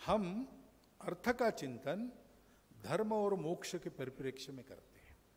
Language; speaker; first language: Hindi; non-native, local second language; Marathi